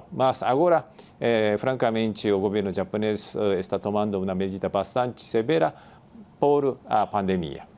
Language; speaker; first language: Portuguese; non-native, fluent; Japanese